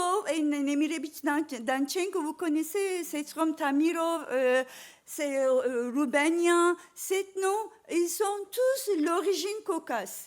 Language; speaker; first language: French; non-native, learner; Turkish